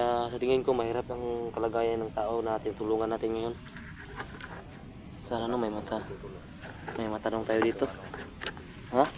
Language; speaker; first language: Filipino; non-native, local second language; Cebuano